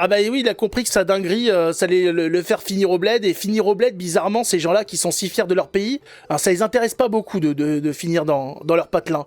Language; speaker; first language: French; native; French